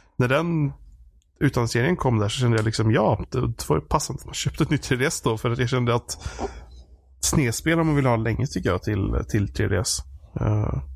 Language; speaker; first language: Swedish; native; Swedish